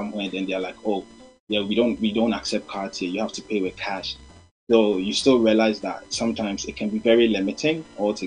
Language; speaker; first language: English; non-native, local second language; Akan